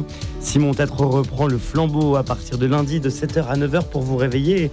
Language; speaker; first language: French; native; French